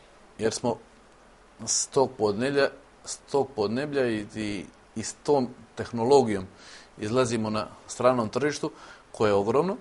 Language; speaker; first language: Serbian; native; Serbian